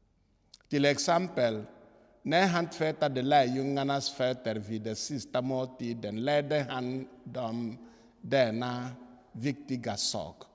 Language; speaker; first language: Swedish; non-native, fluent; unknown